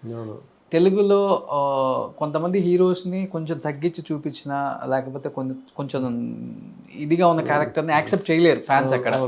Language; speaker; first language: Telugu; native; Telugu